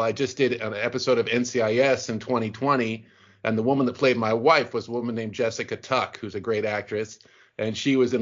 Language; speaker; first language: English; native; English